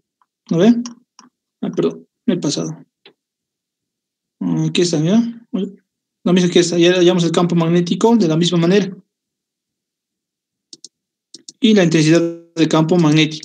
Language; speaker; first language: Spanish; native; Spanish